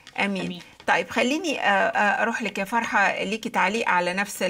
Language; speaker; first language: Arabic; native; Arabic